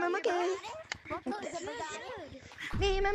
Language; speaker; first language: English; non-native, local second language; French